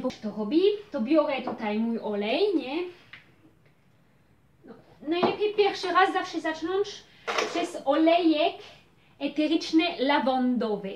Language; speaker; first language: Polish; early bilingual, heritage; Polish